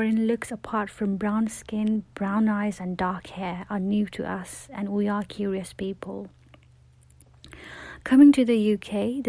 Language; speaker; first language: English; non-native, local second language; Nepali